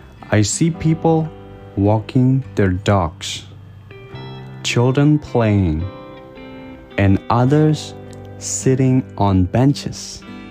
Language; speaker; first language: English; non-native, fluent; Burmese